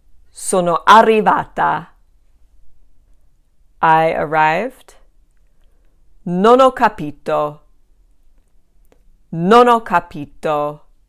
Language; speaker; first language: Italian; non-native, fluent; English